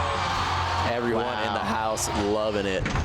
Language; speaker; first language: English; native; English